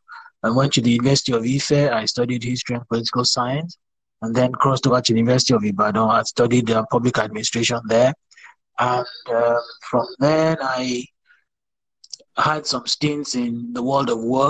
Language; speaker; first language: English; non-native, local second language; Yoruba